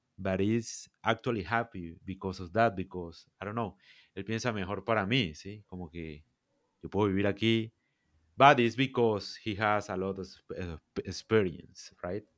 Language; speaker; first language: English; non-native, learner; Spanish